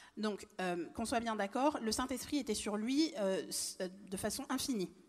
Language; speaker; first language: French; native; French